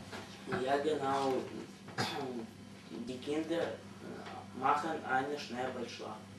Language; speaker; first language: German; non-native, learner; Russian